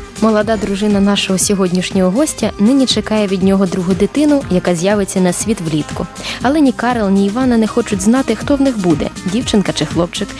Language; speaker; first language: Ukrainian; native; Ukrainian